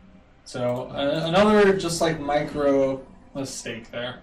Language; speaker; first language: English; native; English